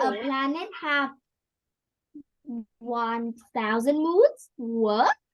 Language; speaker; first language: English; non-native, learner; Vietnamese